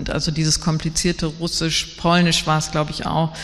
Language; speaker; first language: German; native; German